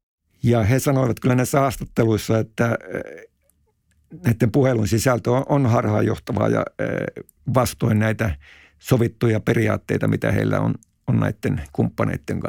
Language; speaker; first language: Finnish; native; Finnish